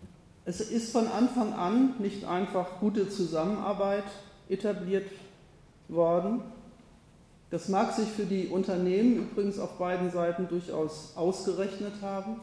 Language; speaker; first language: German; native; German